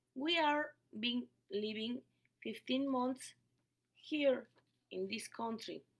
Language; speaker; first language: English; non-native, learner; Spanish